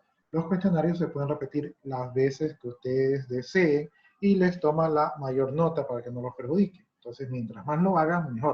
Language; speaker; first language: Spanish; native; Spanish